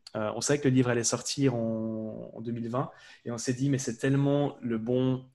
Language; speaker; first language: French; native; French